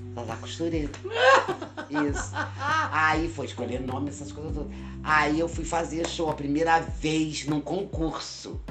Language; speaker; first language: Portuguese; native; Portuguese